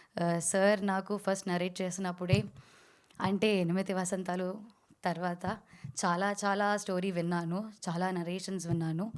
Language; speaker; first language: Telugu; non-native, learner; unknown